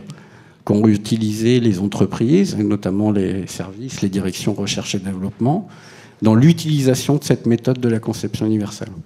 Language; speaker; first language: French; native; French